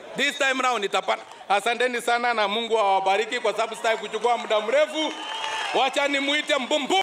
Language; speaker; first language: Swahili; non-native, local second language; Masai